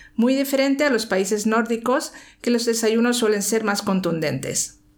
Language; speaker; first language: Spanish; native; Spanish